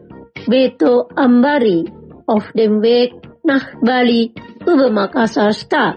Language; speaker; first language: German; non-native, fluent; Indonesian